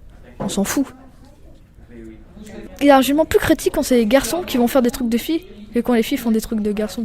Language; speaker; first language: French; native; French